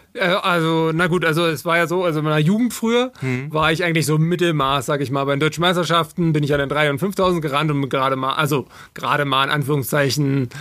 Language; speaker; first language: German; native; German